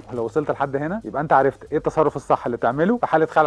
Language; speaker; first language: Arabic; native; Arabic